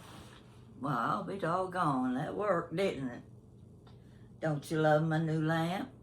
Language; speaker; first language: English; native; English